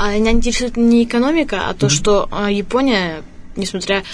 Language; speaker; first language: Russian; native; Russian